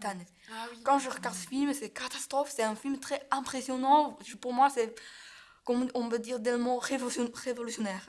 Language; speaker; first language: French; non-native, learner; Chinese